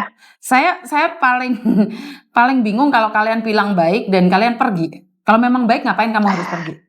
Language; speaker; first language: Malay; non-native, local second language; Javanese